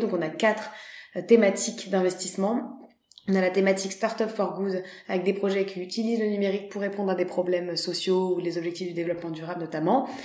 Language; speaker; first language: French; native; French